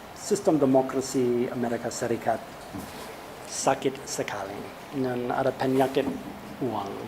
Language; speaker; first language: Indonesian; non-native, fluent; English